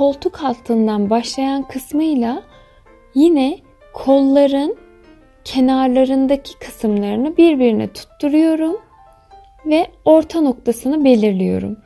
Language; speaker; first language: Turkish; native; Turkish